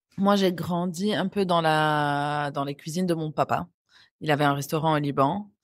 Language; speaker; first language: French; non-native, local second language; Arabic